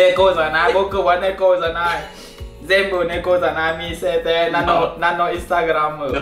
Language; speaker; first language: Japanese; non-native, learner; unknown